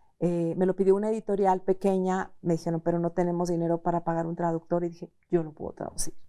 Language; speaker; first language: Spanish; native; Spanish